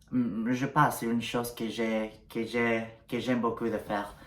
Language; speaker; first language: French; non-native, learner; Spanish